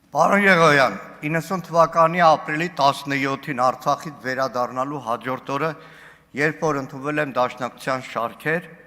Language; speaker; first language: Armenian; native; Armenian